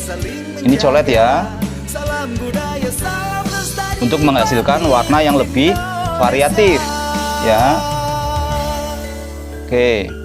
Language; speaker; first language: Indonesian; native; Indonesian